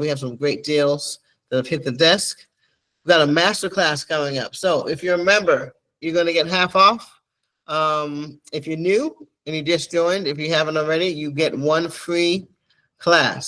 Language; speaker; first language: English; native; English